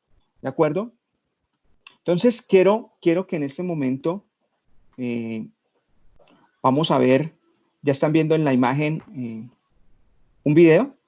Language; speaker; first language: Spanish; native; Spanish